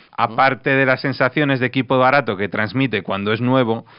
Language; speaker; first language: Spanish; non-native, fluent; Russian